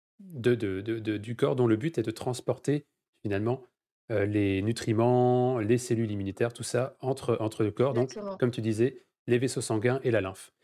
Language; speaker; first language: French; native; French